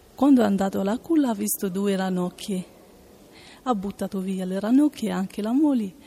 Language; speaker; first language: Italian; non-native, learner; Arabic